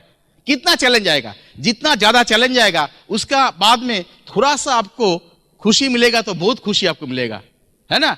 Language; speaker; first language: Hindi; non-native, local second language; Bangla